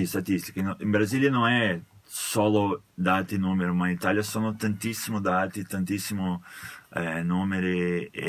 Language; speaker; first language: Italian; non-native, fluent; Portuguese